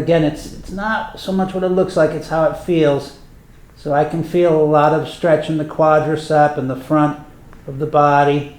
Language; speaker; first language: English; native; English